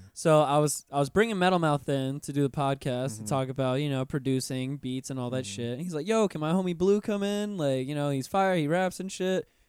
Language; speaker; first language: English; native; English